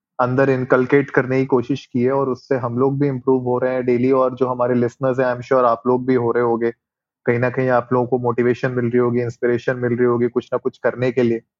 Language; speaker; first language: Hindi; native; Hindi